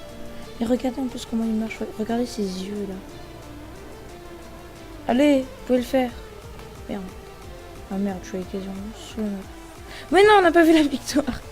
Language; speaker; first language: French; native; French